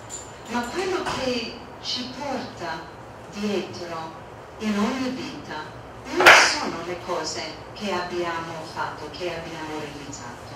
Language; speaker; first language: Italian; non-native, fluent; English